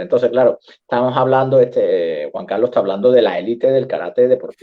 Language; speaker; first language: Spanish; native; Spanish